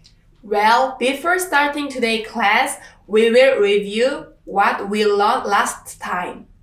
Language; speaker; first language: English; non-native, fluent; Korean